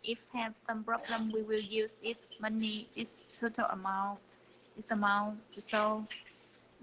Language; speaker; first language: English; non-native, learner; Vietnamese